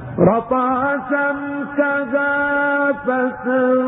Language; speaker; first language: Arabic; native; Arabic